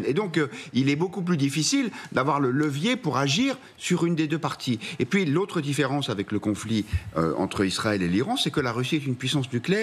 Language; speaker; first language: French; native; French